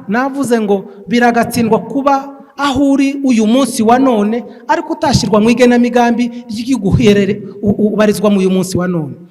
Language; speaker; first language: Kinyarwanda; native; Kinyarwanda